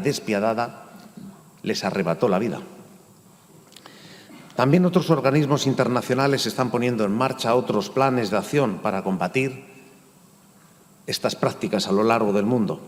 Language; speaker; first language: Spanish; native; Spanish